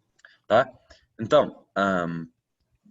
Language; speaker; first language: Portuguese; non-native, fluent; English